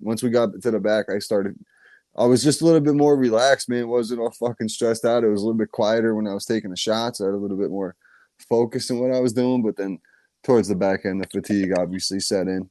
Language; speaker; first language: English; native; English